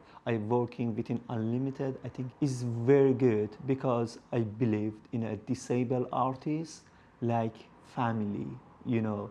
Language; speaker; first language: English; non-native, learner; Persian